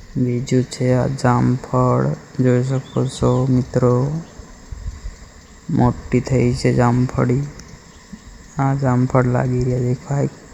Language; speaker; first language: Gujarati; non-native, local second language; Rathawi